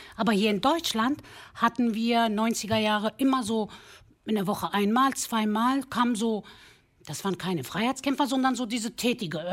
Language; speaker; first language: German; early bilingual, other home language; Kurdish